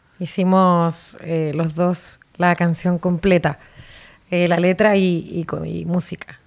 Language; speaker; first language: Spanish; native; Spanish